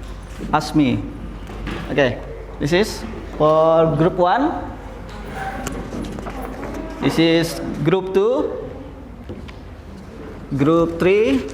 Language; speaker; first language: English; non-native, learner; Indonesian